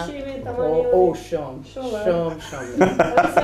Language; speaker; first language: Albanian; non-native, learner; English